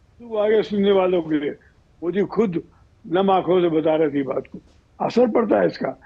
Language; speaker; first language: Hindi; non-native, local second language; Telugu